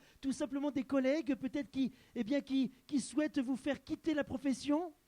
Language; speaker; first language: French; native; French